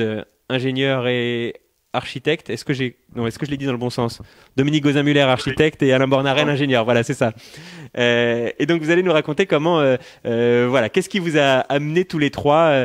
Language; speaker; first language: French; native; French